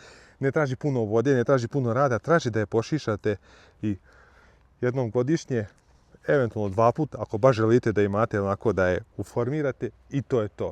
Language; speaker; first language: Croatian; native; Croatian